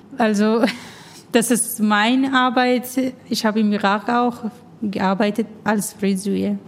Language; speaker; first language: German; non-native, learner; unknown